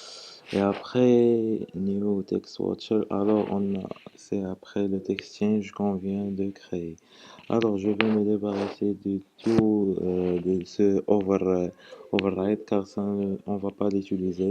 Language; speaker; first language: French; non-native, local second language; Arabic